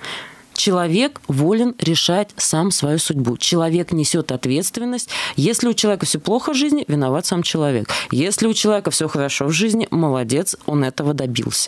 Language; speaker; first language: Russian; native; Russian